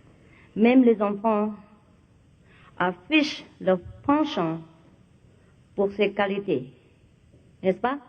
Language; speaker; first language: French; non-native, fluent; Vietnamese